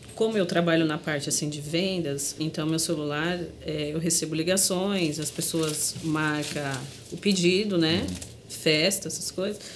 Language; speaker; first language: Portuguese; native; Portuguese